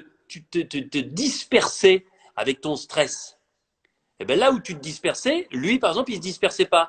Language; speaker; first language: French; native; French